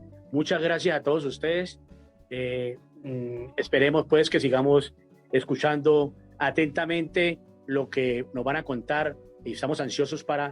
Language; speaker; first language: Spanish; native; Spanish